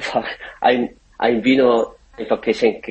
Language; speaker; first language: German; non-native, fluent; Korean